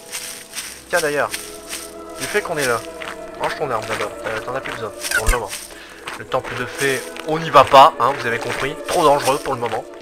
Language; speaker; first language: French; native; French